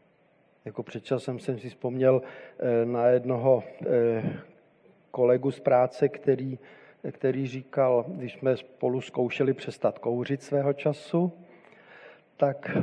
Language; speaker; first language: Czech; native; Czech